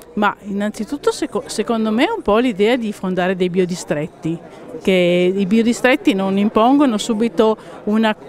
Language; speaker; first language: Italian; native; Italian